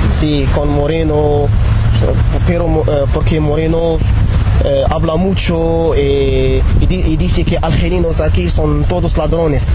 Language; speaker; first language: Spanish; non-native, learner; Arabic